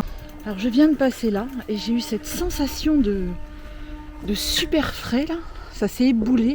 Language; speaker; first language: French; native; French